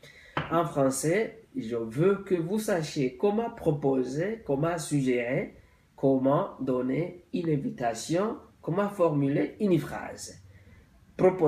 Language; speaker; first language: French; non-native, local second language; Rundi